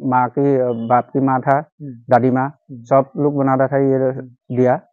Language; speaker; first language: Hindi; non-native, local second language; Assamese